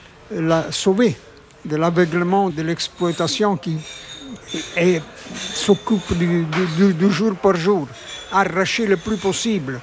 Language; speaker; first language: French; non-native, fluent; Italian